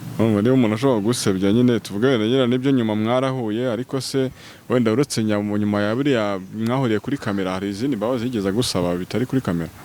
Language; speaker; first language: Kinyarwanda; native; Kinyarwanda